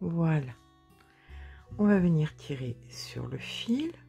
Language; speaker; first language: French; native; French